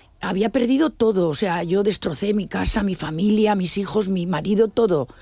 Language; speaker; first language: Spanish; native; Spanish